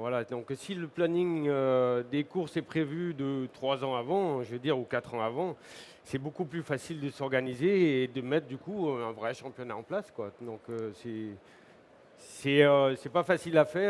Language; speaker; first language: French; native; French